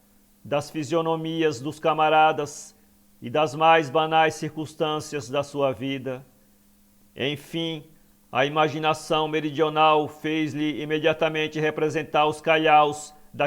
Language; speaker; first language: Portuguese; native; Portuguese